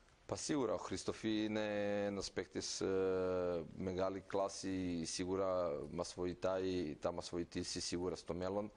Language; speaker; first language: Greek; non-native, fluent; Serbian